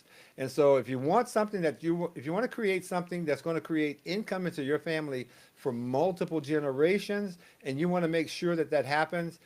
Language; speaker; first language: English; native; English